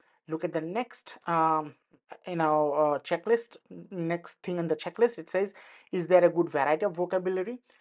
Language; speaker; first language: English; non-native, local second language; Bangla